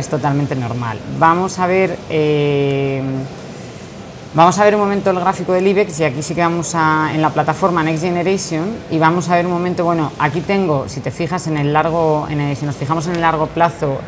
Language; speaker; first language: Spanish; native; Spanish